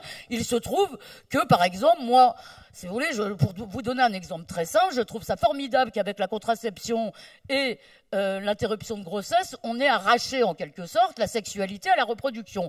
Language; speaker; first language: French; native; French